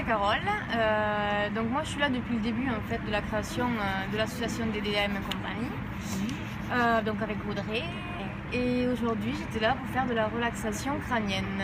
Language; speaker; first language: French; native; French